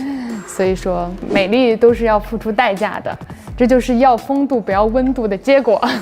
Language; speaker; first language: Chinese; native; Chinese